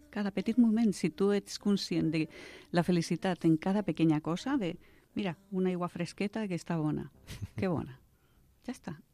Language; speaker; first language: Catalan; non-native, local second language; Spanish